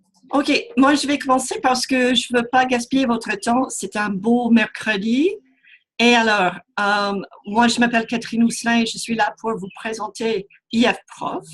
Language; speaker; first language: French; non-native, fluent; English